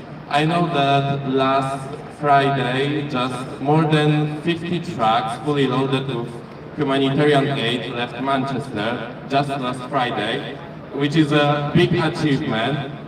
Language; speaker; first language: English; non-native, fluent; Polish